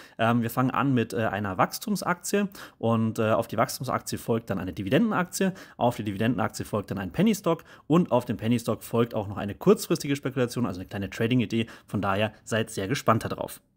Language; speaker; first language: German; native; German